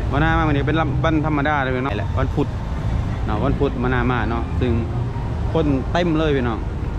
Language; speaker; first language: Thai; native; Thai